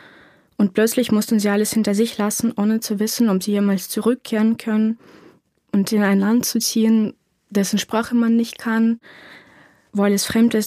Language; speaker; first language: German; non-native, fluent; Ukrainian